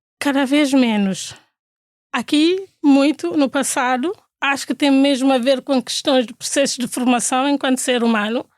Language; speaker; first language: Portuguese; non-native, local second language; Fula